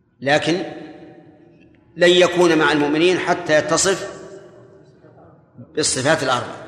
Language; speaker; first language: Arabic; native; Arabic